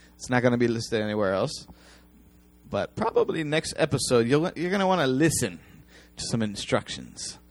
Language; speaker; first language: English; native; English